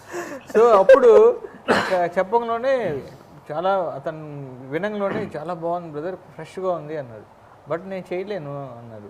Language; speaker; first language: Telugu; native; Telugu